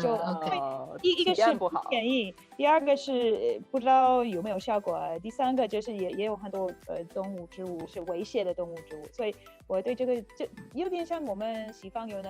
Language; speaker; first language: Chinese; non-native, fluent; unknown